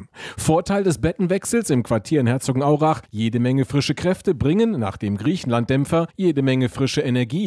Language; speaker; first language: German; native; German